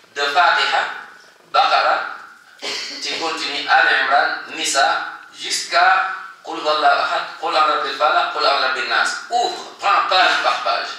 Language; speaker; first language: French; non-native, local second language; Wolof